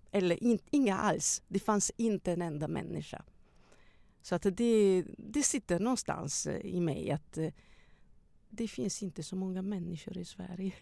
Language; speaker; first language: Swedish; non-native, fluent; Italian